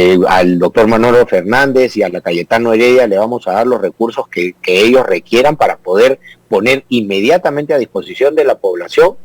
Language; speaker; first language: Spanish; native; Spanish